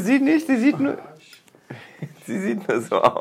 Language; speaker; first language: German; native; German